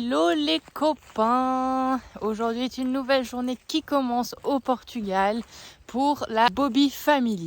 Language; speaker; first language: French; native; French